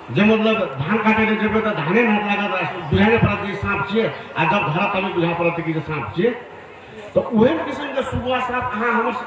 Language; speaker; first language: Maithili; non-native, local second language; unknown